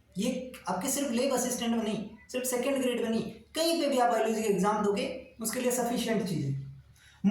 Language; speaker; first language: Hindi; native; Hindi